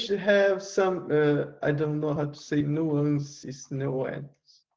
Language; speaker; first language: English; non-native, learner; Portuguese